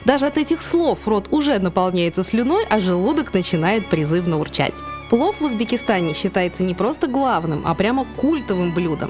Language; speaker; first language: Russian; native; Russian